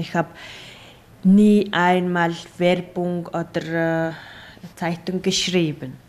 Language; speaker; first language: German; non-native, learner; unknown